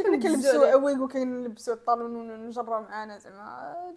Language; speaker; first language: Arabic; native; Arabic